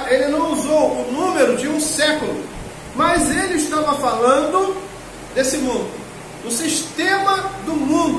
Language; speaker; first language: Portuguese; native; Portuguese